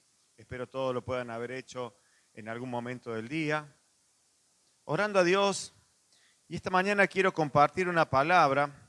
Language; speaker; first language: Spanish; native; Spanish